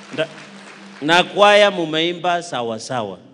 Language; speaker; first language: Swahili; non-native, local second language; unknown